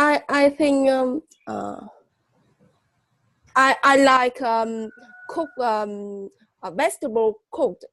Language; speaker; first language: English; non-native, learner; Vietnamese